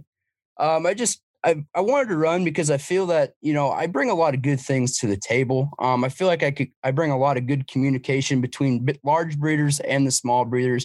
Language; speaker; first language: English; native; English